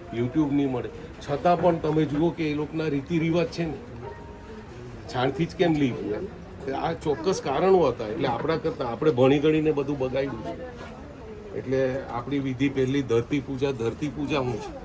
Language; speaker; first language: Gujarati; non-native, local second language; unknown